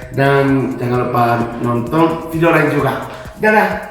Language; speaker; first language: Indonesian; non-native, fluent; Japanese